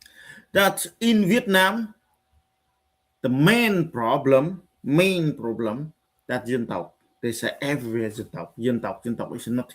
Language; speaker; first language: English; non-native, learner; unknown